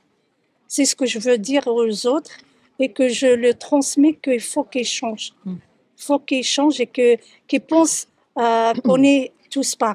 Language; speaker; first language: French; early bilingual, other home language; Arabic